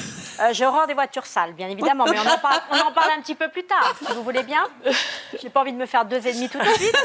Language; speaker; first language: French; native; French